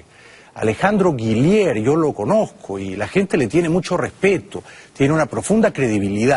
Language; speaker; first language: Spanish; native; Spanish